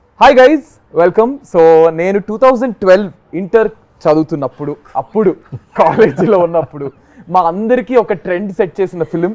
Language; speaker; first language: Telugu; native; Telugu